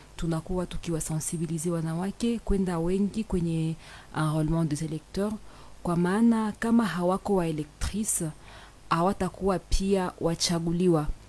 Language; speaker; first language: Swahili; native; Swahili